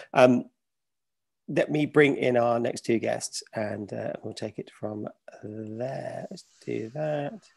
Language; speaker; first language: English; native; English